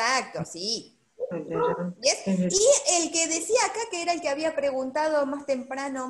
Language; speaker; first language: Spanish; native; Spanish